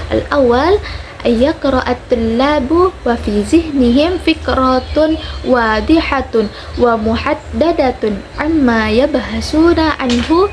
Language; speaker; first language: Arabic; non-native, learner; Indonesian